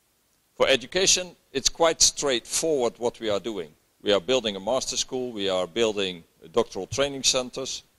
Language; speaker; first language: English; non-native, fluent; Dutch